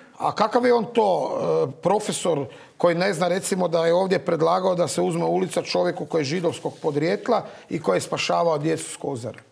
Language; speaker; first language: Croatian; native; Croatian